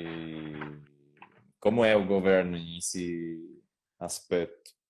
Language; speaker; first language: Portuguese; non-native, learner; Spanish